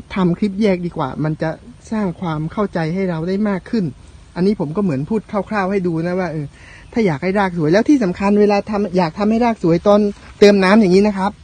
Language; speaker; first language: Thai; non-native, local second language; Northern Khmer